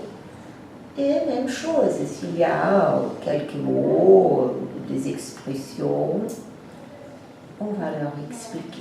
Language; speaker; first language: French; non-native, fluent; Portuguese